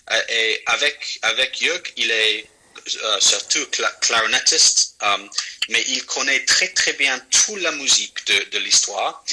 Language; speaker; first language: French; non-native, fluent; English